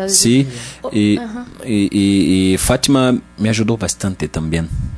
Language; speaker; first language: Spanish; non-native, learner; Portuguese